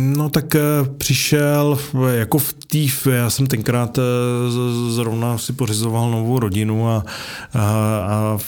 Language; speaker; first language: Czech; native; Czech